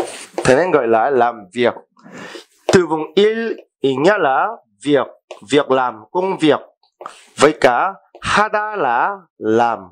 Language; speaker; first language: Vietnamese; non-native, fluent; Korean